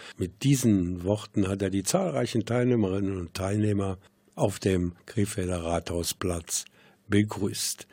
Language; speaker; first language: German; native; German